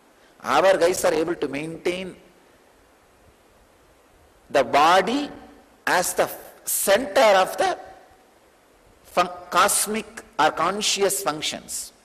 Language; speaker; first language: English; non-native, local second language; Tamil